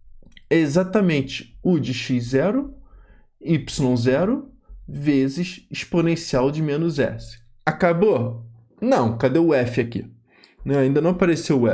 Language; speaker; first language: Portuguese; native; Portuguese